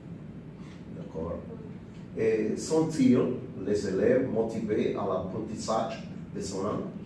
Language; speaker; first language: French; non-native, learner; Spanish